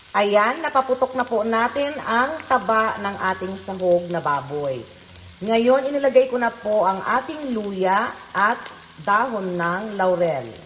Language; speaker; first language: Filipino; non-native, local second language; Iloko